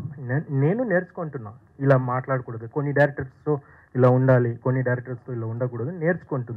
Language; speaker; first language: Telugu; non-native, fluent; Tamil